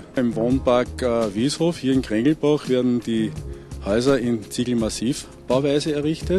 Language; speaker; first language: German; native; German